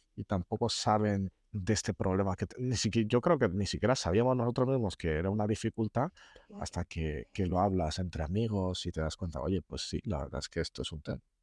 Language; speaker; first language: Spanish; early bilingual, other home language; Chinese